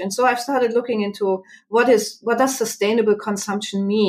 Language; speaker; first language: English; non-native, fluent; German